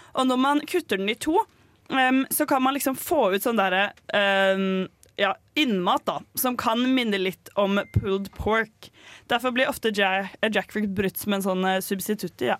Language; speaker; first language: Norwegian; native; Norwegian